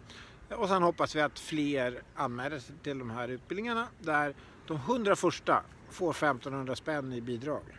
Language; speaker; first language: Swedish; native; Swedish